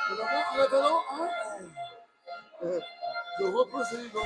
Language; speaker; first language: French; native; French